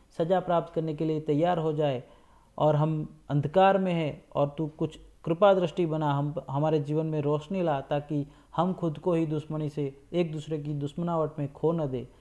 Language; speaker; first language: Hindi; non-native, local second language; Gujarati